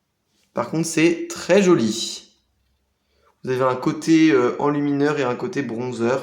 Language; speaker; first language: French; native; French